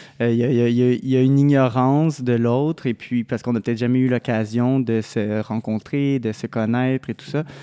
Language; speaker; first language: French; native; French